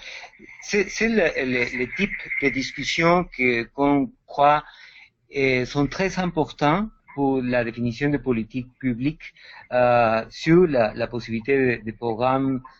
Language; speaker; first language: French; non-native, fluent; Spanish